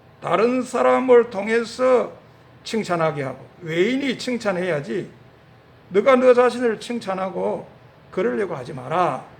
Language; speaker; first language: Korean; native; Korean